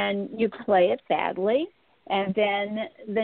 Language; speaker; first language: English; native; English